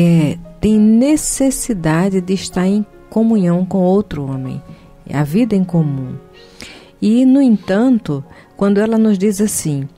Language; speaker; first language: Portuguese; native; Portuguese